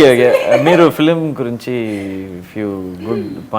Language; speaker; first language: Telugu; non-native, learner; Tamil